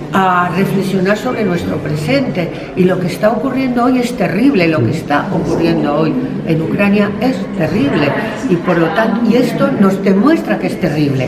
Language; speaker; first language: Spanish; native; Spanish